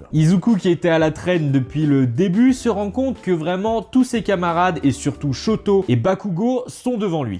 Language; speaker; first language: French; native; French